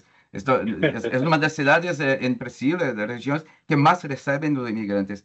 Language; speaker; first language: Spanish; non-native, learner; Portuguese